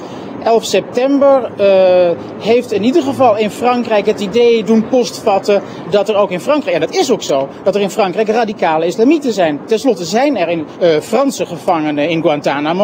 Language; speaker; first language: Dutch; native; Dutch